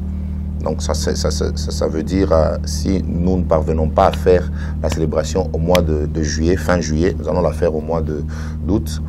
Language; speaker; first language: French; non-native, local second language; Swahili